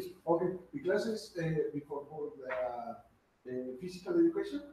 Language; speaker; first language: English; non-native, learner; Spanish